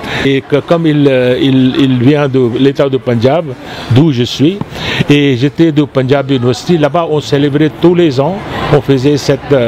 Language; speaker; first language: French; non-native, fluent; Punjabi